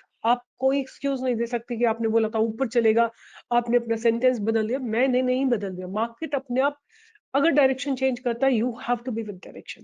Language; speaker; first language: Hindi; native; Hindi